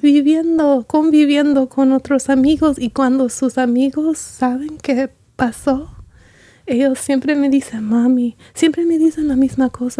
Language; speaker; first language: Spanish; early bilingual, heritage; Spanish